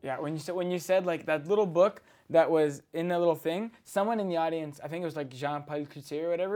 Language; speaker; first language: English; native; English